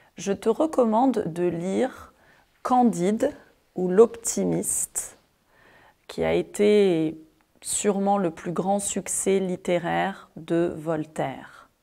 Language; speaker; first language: French; native; French